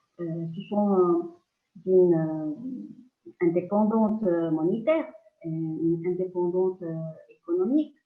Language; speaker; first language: French; non-native, local second language; Arabic